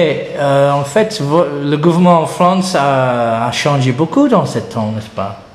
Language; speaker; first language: French; non-native, learner; English